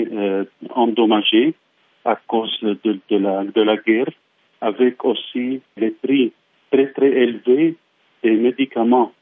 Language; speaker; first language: French; non-native, fluent; Arabic